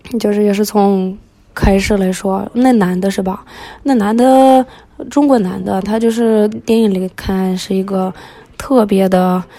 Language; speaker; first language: Chinese; early bilingual, other home language; Russian